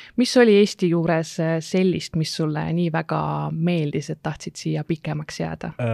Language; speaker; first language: Estonian; native; Estonian